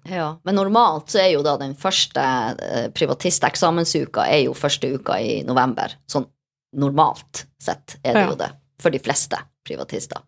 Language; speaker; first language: Norwegian; native; Norwegian